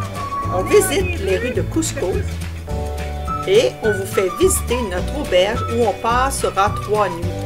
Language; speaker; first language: French; native; French